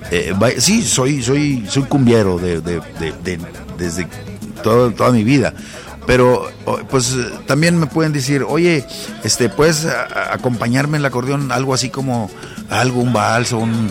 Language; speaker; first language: Spanish; native; Spanish